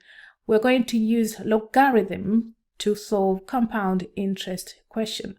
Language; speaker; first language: English; non-native, local second language; Swahili